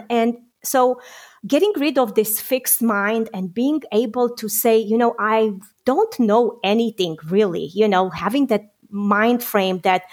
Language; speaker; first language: English; non-native, fluent; Romanian